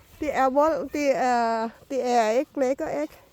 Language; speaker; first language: Danish; non-native, learner; Thai